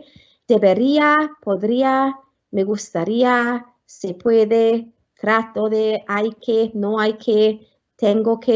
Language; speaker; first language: Spanish; non-native, fluent; Welsh